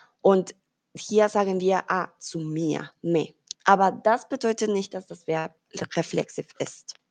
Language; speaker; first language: German; non-native, fluent; Spanish